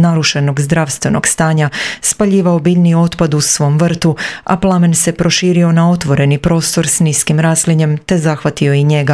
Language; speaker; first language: Croatian; native; Croatian